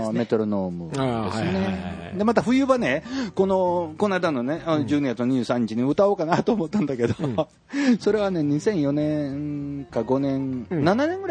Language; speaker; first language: Japanese; native; Japanese